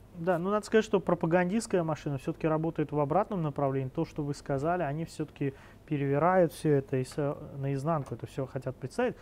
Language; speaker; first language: Russian; non-native, local second language; Azerbaijani